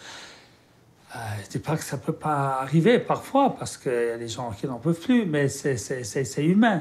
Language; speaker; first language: French; native; French